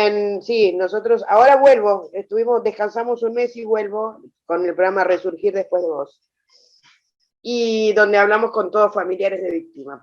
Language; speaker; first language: Spanish; native; Spanish